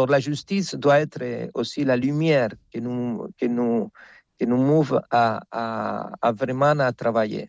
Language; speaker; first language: French; non-native, fluent; Spanish